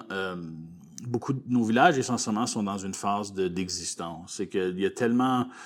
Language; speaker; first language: French; native; French